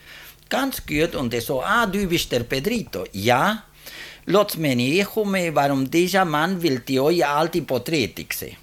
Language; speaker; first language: German; early bilingual, heritage; German